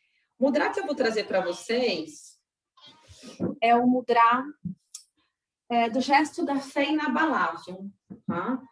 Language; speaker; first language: Portuguese; native; Portuguese